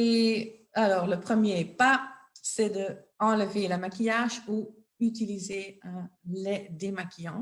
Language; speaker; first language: French; non-native, local second language; Dutch